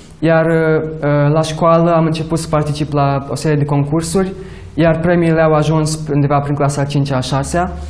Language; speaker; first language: Romanian; early bilingual, other home language; Portuguese